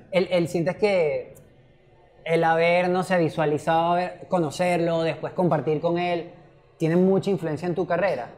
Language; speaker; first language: Spanish; native; Spanish